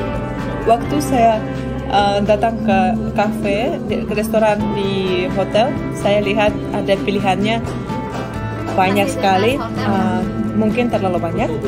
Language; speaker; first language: Indonesian; non-native, fluent; Russian